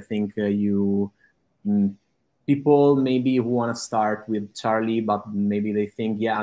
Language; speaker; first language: English; non-native, fluent; Italian